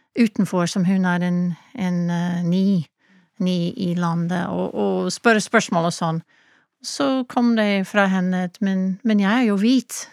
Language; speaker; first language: Norwegian; non-native, fluent; English